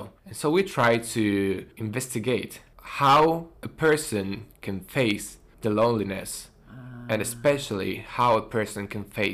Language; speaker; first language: English; non-native, fluent; Italian